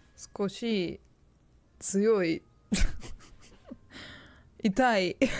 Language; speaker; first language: Japanese; non-native, learner; English